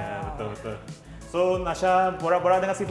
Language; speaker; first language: Malay; native; Malay